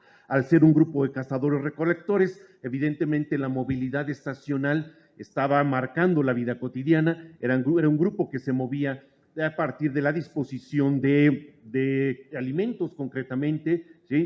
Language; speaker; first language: Spanish; native; Spanish